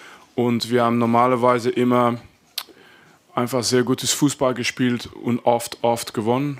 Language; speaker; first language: German; non-native, fluent; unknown